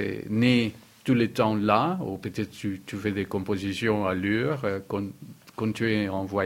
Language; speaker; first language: French; non-native, fluent; Spanish